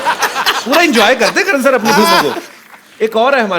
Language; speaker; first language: Hindi; native; Hindi